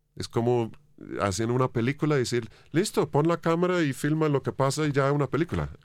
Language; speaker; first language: Spanish; non-native, fluent; English